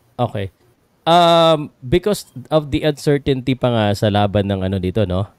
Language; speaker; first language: Filipino; native; Filipino